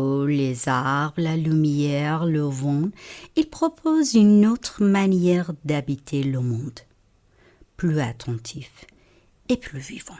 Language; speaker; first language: French; non-native, fluent; Persian